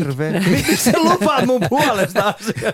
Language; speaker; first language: Finnish; early bilingual, other home language; Persian